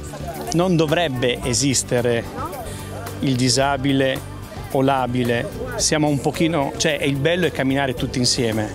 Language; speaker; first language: Italian; native; Italian